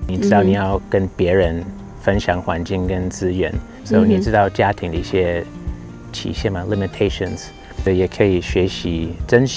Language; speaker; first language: Chinese; non-native, fluent; English